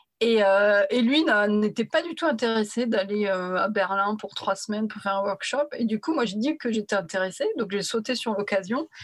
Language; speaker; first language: French; early bilingual, other home language; Arabic